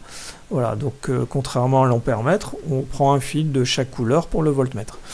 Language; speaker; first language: French; native; French